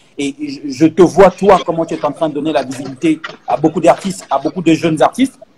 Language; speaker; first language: French; non-native, local second language; Lingala